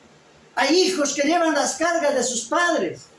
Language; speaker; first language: Spanish; native; Spanish